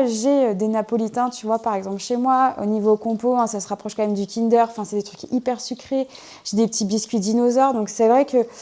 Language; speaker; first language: French; native; French